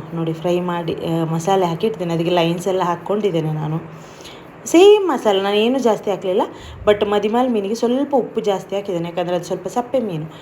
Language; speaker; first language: Kannada; non-native, local second language; Tulu